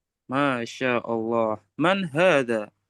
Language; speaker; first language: Arabic; non-native, learner; Indonesian